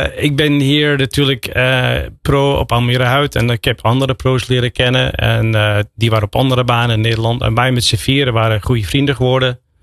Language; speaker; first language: Dutch; non-native, fluent; English